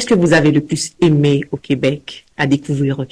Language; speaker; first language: French; native; French